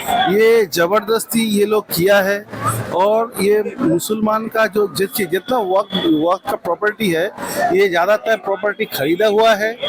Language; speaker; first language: Hindi; non-native, local second language; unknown